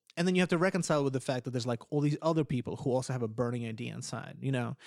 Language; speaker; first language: English; early bilingual, other home language; Ukrainian